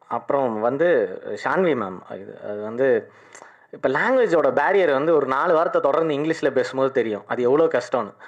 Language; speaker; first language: Tamil; native; Tamil